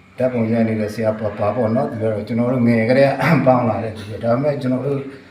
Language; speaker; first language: Burmese; non-native, local second language; Hakha Chin